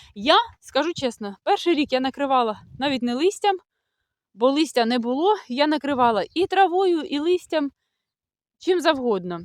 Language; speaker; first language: Ukrainian; non-native, local second language; Russian